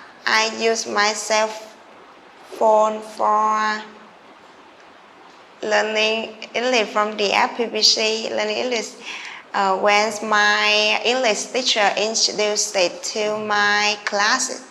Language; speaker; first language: English; non-native, learner; Vietnamese